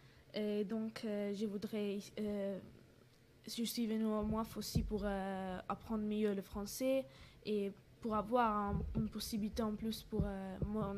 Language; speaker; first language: French; non-native, learner; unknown